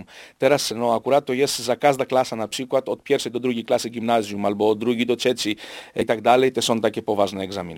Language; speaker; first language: Polish; non-native, fluent; Greek